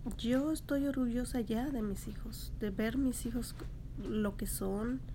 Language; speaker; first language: Spanish; native; Spanish